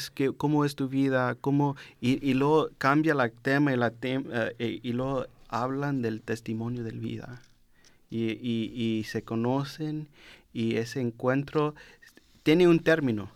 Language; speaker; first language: Spanish; non-native, learner; English